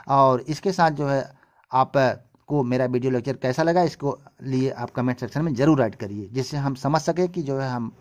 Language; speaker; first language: Hindi; native; Hindi